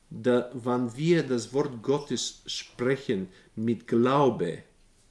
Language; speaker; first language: German; non-native, learner; Bulgarian